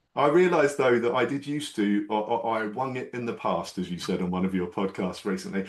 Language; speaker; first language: English; native; English